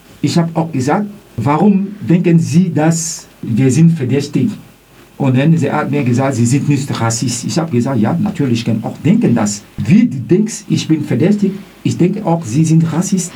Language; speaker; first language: German; non-native, learner; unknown